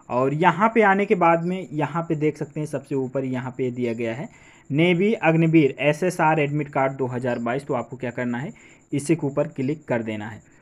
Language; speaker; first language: Hindi; native; Hindi